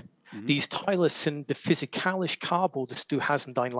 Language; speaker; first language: German; non-native, learner; English